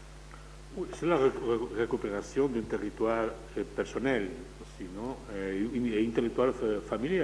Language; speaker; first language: French; non-native, fluent; Spanish